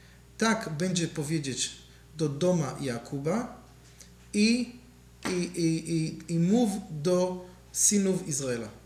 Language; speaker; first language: Polish; non-native, learner; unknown